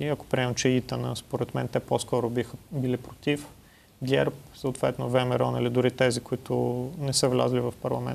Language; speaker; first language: Bulgarian; native; Bulgarian